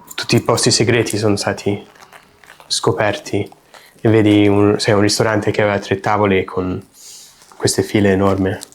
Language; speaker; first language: Italian; non-native, fluent; English